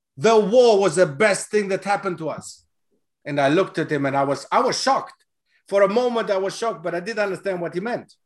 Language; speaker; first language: English; non-native, fluent; Greek